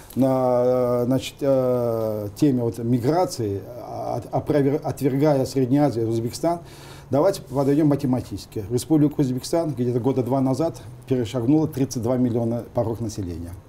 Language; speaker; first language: Russian; non-native, local second language; Uzbek